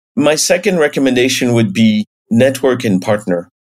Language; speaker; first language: English; non-native, fluent; French